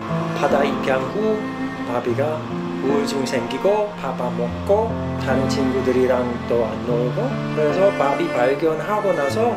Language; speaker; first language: Korean; non-native, fluent; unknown